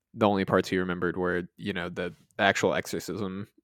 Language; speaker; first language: English; native; English